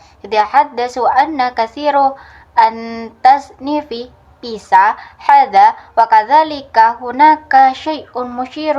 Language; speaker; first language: Arabic; non-native, fluent; Indonesian